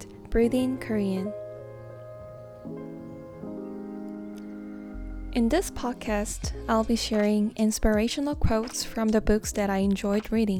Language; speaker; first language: English; non-native, fluent; Korean